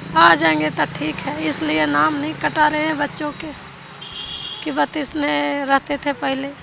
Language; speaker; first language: Hindi; native; Hindi